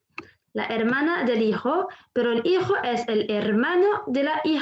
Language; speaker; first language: Spanish; non-native, fluent; French